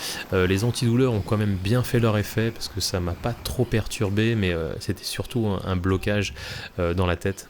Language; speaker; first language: French; native; French